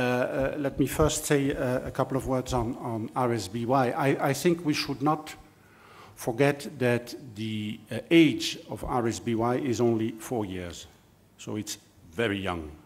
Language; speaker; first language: English; non-native, fluent; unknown